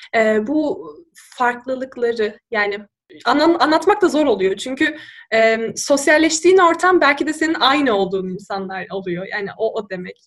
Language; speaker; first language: Turkish; native; Turkish